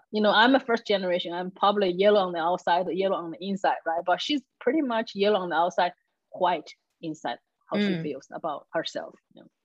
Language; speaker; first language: English; non-native, fluent; Chinese